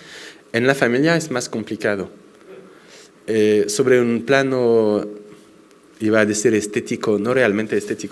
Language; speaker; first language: Spanish; non-native, fluent; French